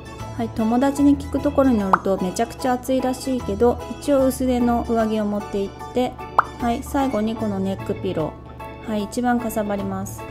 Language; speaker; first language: Japanese; native; Japanese